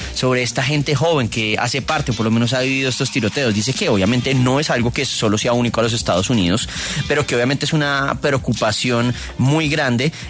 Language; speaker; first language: Spanish; native; Spanish